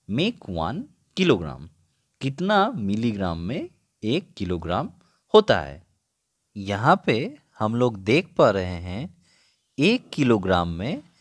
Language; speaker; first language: Hindi; non-native, local second language; Bangla